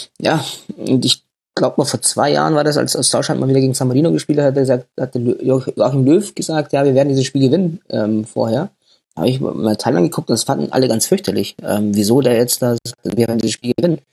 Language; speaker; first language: German; native; German